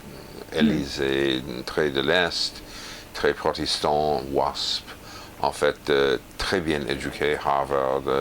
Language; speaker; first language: French; non-native, fluent; English